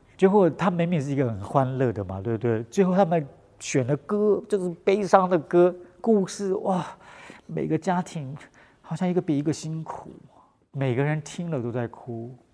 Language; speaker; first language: Chinese; non-native, local second language; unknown